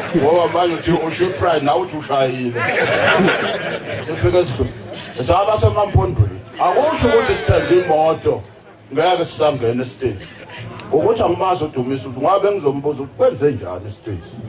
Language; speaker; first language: Zulu; non-native, local second language; Xhosa